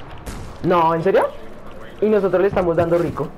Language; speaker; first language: Spanish; native; Spanish